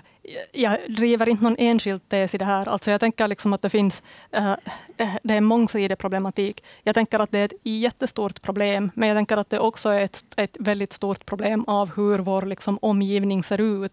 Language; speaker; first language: Swedish; native; Swedish